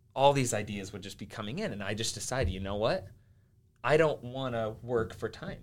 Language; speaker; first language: English; early bilingual, other home language; Finnish